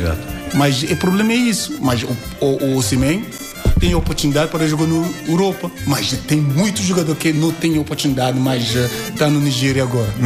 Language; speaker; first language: Portuguese; non-native, learner; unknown